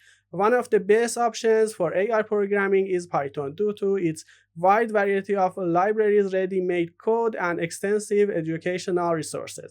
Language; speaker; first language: English; non-native, fluent; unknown